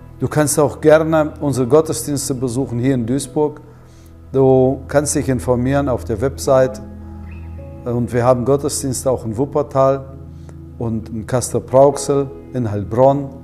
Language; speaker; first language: German; non-native, fluent; Russian